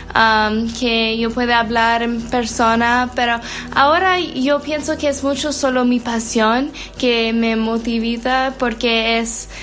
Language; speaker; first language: Spanish; non-native, learner; English